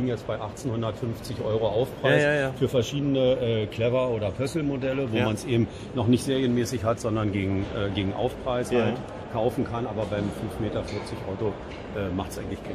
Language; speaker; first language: German; native; German